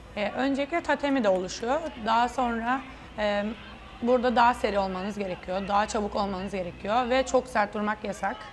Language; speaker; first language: Turkish; native; Turkish